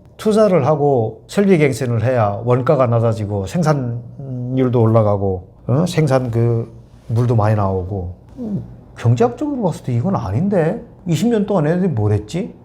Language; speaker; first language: Korean; native; Korean